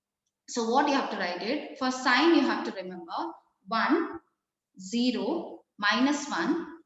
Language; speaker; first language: English; non-native, local second language; Kannada